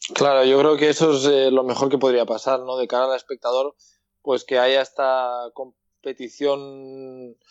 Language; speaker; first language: Spanish; native; Spanish